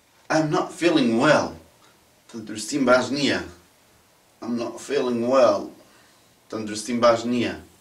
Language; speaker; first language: English; non-native, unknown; Central Kurdish